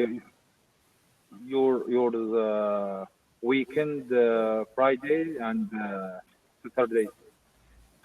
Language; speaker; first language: English; non-native, learner; Arabic